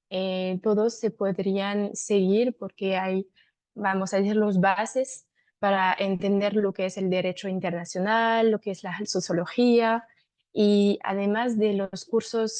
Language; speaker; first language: Spanish; non-native, fluent; French